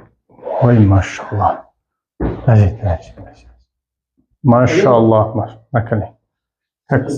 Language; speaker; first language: Russian; non-native, local second language; Tajik